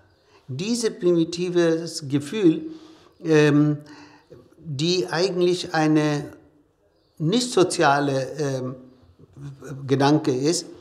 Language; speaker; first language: German; non-native, fluent; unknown